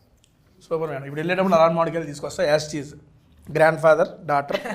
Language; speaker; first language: Telugu; native; Telugu